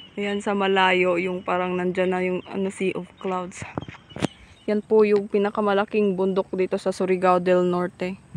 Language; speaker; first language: Filipino; non-native, local second language; Surigaonon